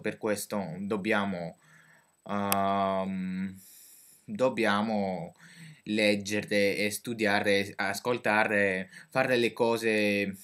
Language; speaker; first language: Italian; non-native, learner; French